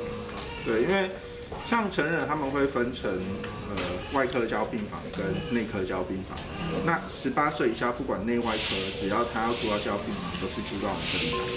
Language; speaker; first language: Chinese; native; Chinese